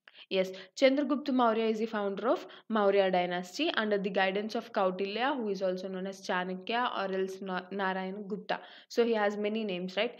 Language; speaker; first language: English; non-native, local second language; Telugu